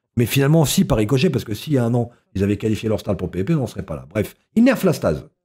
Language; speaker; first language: French; native; French